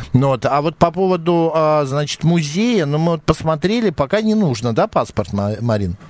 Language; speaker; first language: Russian; native; Russian